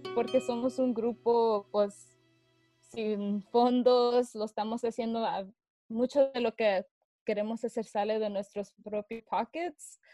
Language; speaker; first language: Spanish; early bilingual, heritage; Spanish